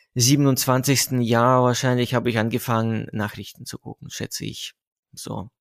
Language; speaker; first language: German; non-native, fluent; Russian